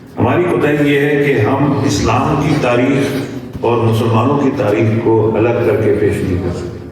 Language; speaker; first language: Urdu; non-native, local second language; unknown